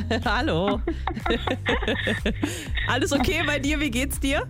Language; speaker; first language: German; native; German